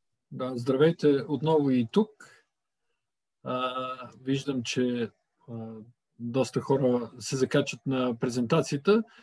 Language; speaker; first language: Bulgarian; native; Bulgarian